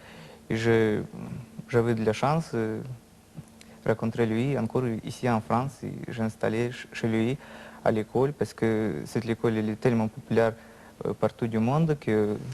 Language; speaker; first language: French; non-native, learner; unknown